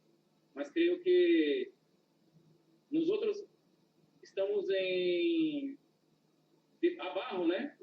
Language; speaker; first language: Spanish; non-native, learner; Portuguese